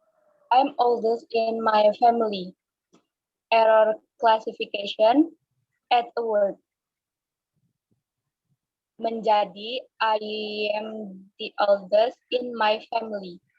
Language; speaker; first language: English; non-native, learner; Indonesian